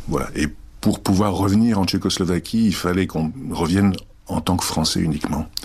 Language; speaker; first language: French; early bilingual, other home language; Czech